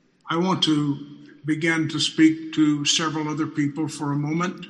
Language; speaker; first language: English; native; English